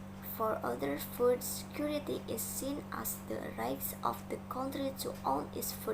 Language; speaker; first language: English; non-native, learner; Indonesian